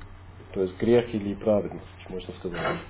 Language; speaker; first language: Russian; non-native, fluent; English